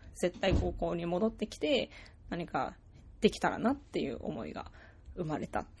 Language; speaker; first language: Japanese; native; Japanese